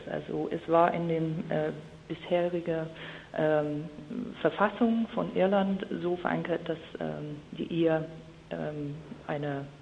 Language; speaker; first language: German; non-native, fluent; English